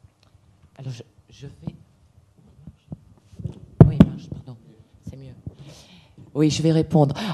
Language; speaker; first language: French; native; French